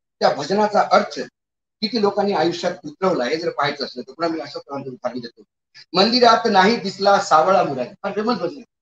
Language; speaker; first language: Marathi; native; Marathi